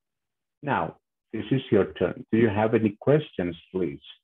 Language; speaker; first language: English; non-native, fluent; Spanish